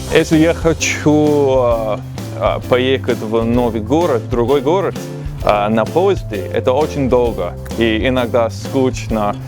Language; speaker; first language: Russian; non-native, learner; English